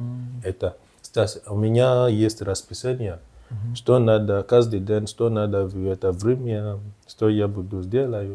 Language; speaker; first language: Russian; non-native, learner; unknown